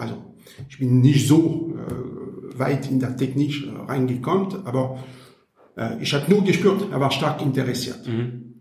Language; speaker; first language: German; non-native, learner; French